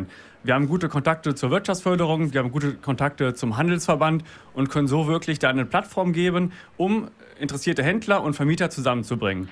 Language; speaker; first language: German; native; German